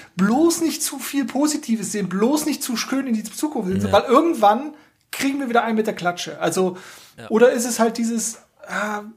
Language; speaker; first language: German; native; German